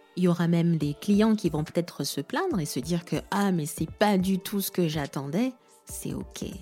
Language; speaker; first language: French; non-native, local second language; Lingala